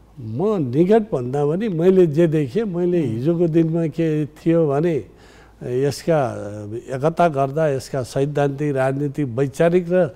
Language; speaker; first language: Nepali; native; Nepali